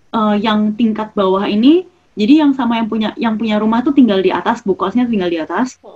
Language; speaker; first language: Indonesian; native; Indonesian